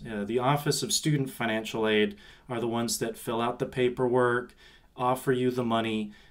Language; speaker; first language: English; native; English